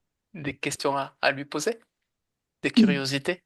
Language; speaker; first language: French; native; French